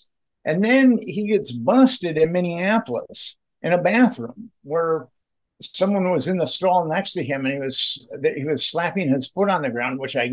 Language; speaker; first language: English; native; English